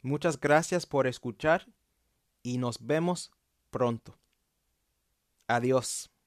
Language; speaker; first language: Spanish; non-native, fluent; English